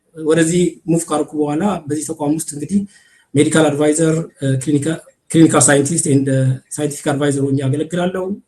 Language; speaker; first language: Amharic; native; Amharic